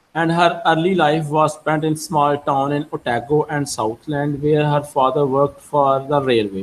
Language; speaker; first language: English; non-native, local second language; Urdu